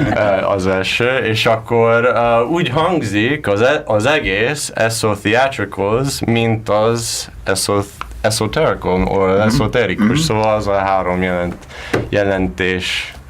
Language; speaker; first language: Hungarian; non-native, learner; English